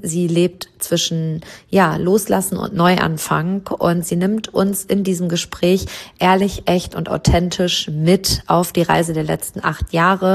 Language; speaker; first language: German; native; German